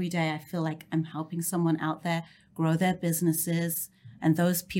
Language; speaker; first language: English; native; English